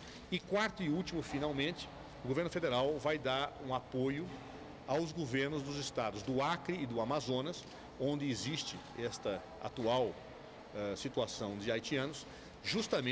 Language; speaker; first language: Portuguese; native; Portuguese